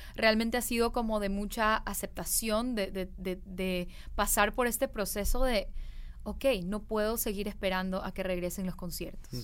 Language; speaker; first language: Spanish; native; Spanish